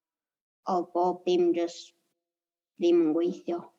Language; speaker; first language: Welsh; native; Welsh